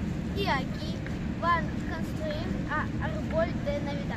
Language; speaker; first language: Spanish; non-native, learner; Russian